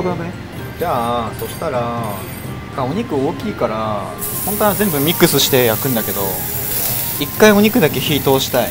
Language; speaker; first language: Japanese; native; Japanese